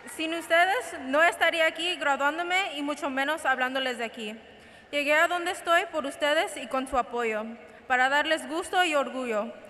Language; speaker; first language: Spanish; early bilingual, heritage; Spanish